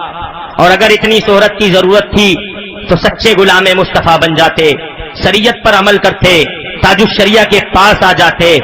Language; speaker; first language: Urdu; native; Urdu